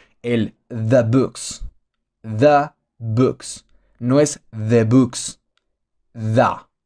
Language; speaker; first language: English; non-native, fluent; Spanish